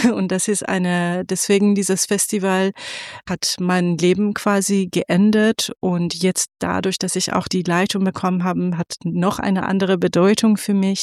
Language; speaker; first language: German; non-native, fluent; Persian